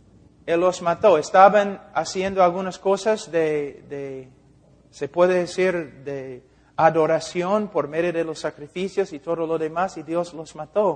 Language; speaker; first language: Spanish; non-native, fluent; English